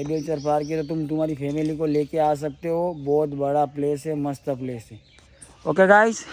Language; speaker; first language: Hindi; non-native, local second language; Gujarati